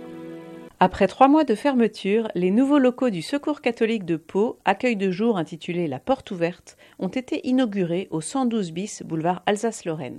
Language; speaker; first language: French; native; French